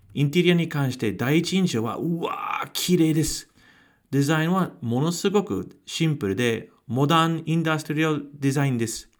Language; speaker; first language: Japanese; non-native, fluent; English